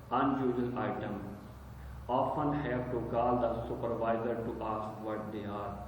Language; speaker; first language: English; non-native, local second language; Urdu